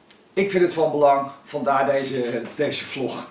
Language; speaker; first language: Dutch; native; Dutch